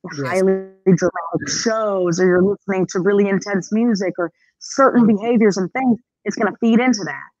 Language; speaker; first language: English; native; English